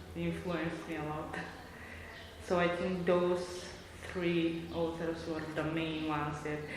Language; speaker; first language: English; non-native, fluent; Bulgarian